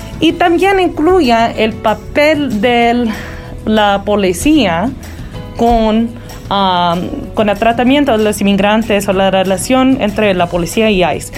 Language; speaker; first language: Spanish; early bilingual, heritage; Spanish